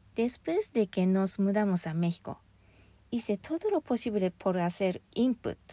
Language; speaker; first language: Spanish; non-native, fluent; Japanese